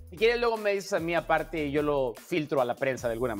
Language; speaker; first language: Spanish; native; Spanish